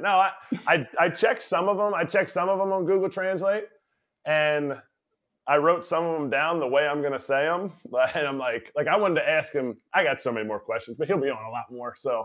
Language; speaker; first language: English; native; English